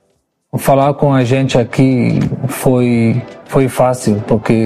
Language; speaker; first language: Portuguese; non-native, learner; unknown